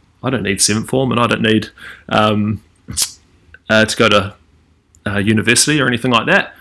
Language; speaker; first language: English; native; English